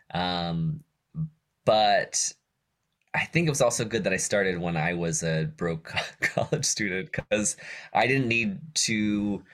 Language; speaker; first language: English; native; English